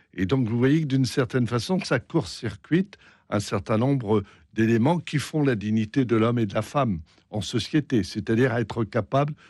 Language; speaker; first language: French; native; French